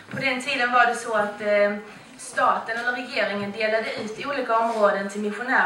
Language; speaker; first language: Swedish; native; Swedish